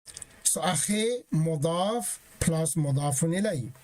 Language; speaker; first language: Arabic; non-native, fluent; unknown